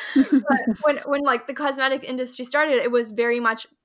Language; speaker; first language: English; early bilingual, other home language; Hindi